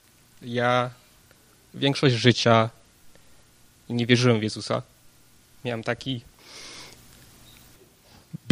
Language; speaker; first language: Polish; early bilingual, heritage; Polish